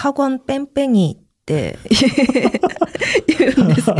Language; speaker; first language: Japanese; early bilingual, other home language; Korean